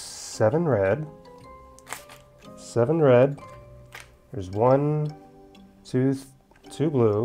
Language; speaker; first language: English; native; English